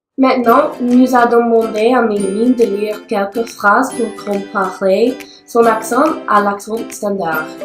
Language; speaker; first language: French; non-native, learner; English